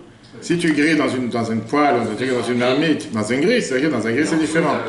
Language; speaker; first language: French; native; French